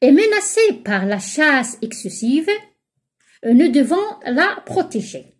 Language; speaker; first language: French; non-native, local second language; Arabic